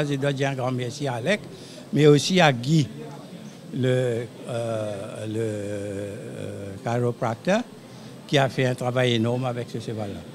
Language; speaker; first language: French; non-native, local second language; Morisyen